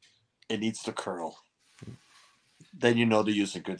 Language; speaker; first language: English; native; English